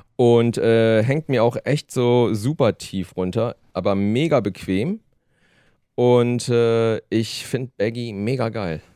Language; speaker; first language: German; early bilingual, other home language; Korean